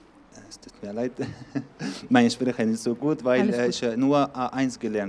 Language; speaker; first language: German; non-native, learner; Arabic